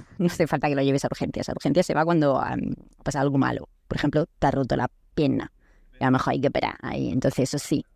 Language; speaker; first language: Spanish; native; Spanish